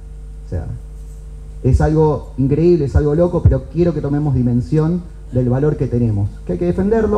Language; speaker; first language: Spanish; native; Spanish